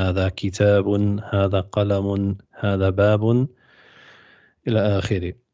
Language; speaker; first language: Arabic; non-native, fluent; English